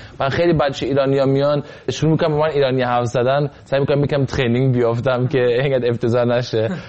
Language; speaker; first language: Persian; early bilingual, heritage; Persian